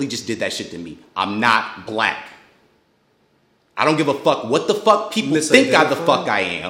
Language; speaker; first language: English; native; English